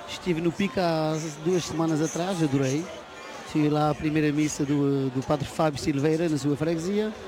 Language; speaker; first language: Portuguese; native; Portuguese